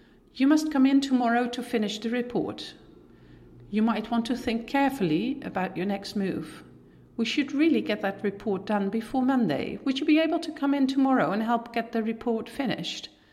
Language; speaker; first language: English; non-native, fluent; Dutch